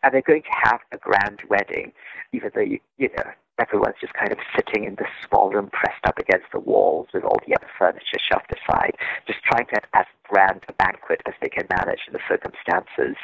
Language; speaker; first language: English; native; English